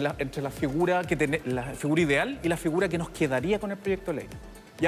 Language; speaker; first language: Spanish; native; Spanish